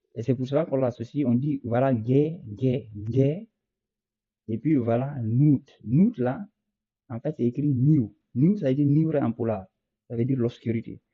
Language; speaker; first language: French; non-native, local second language; Fula